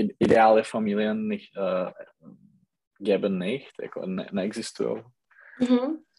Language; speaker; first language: German; non-native, learner; Czech